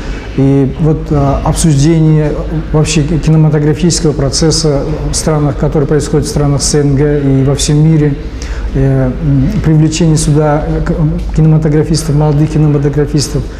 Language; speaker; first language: Russian; non-native, fluent; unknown